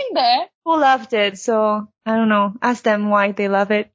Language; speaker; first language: English; early bilingual, heritage; Chinese